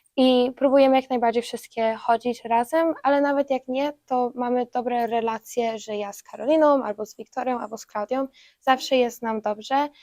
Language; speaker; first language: Polish; early bilingual, heritage; Polish